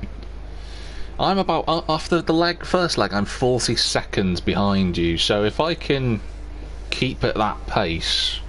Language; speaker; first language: English; native; English